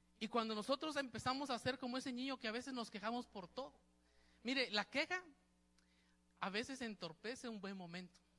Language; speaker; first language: Spanish; native; Spanish